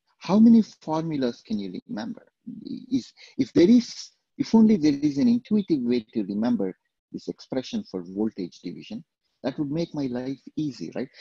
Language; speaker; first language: English; non-native, local second language; Telugu